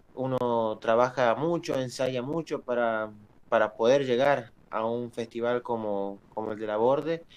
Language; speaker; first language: Spanish; native; Spanish